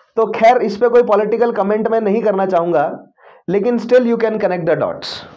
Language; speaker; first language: Hindi; native; Hindi